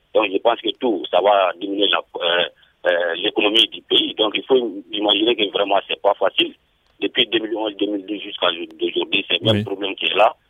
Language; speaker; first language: French; non-native, local second language; Bambara